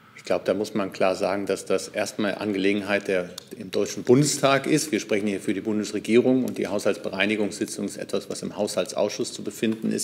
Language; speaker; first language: German; native; German